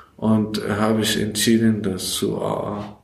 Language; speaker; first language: German; non-native, learner; Persian